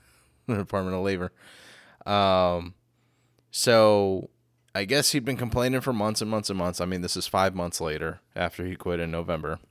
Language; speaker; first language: English; native; English